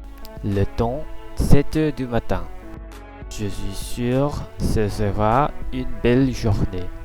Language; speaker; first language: French; non-native, learner; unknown